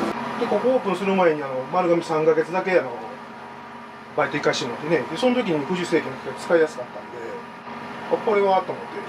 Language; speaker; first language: Japanese; native; Japanese